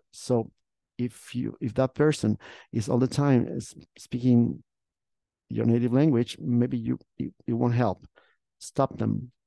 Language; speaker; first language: English; non-native, fluent; Spanish